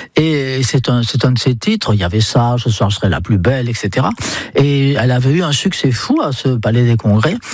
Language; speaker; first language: French; non-native, fluent; English